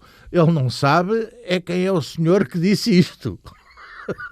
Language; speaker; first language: Portuguese; native; Portuguese